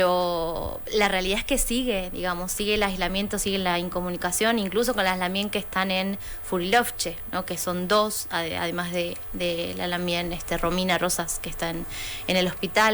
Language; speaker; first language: Spanish; native; Spanish